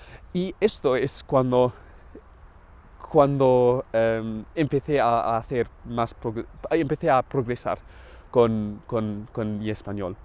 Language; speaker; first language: Spanish; non-native, fluent; English